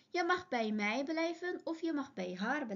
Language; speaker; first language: Dutch; non-native, fluent; Uyghur